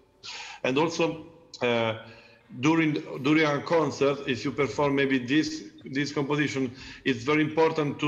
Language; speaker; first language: English; non-native, learner; Italian